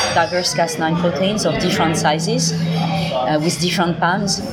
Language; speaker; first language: English; non-native, fluent; French